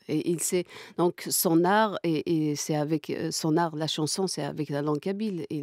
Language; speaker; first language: French; non-native, local second language; Kabyle